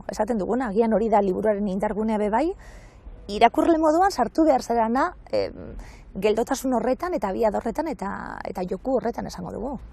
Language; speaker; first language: Basque; native; Basque